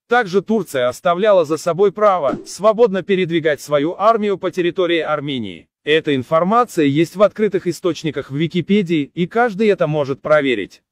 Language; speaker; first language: Russian; non-native, local second language; Azerbaijani